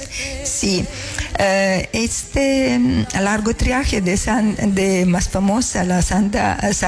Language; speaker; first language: Spanish; non-native, learner; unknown